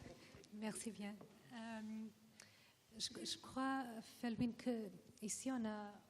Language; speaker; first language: French; non-native, fluent; Portuguese